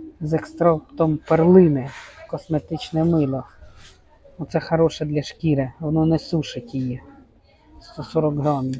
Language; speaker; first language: Ukrainian; native; Ukrainian